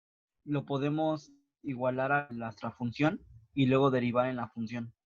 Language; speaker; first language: Spanish; native; Spanish